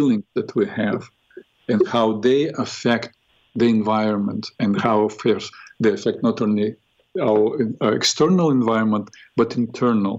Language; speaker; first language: English; non-native, fluent; Russian